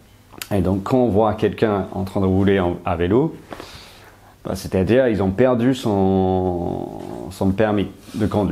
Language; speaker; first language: French; non-native, fluent; English